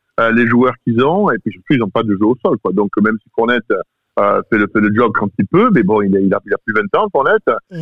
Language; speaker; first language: French; native; French